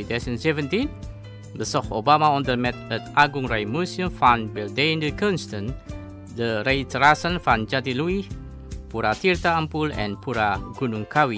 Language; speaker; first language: Dutch; non-native, learner; Indonesian